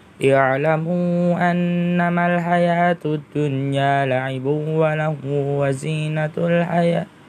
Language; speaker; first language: Arabic; non-native, learner; Indonesian